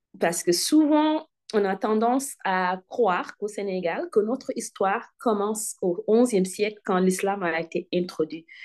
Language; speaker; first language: French; non-native, local second language; Wolof